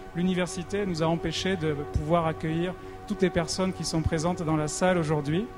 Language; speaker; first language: French; native; French